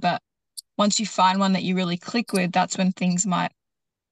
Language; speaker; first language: English; native; English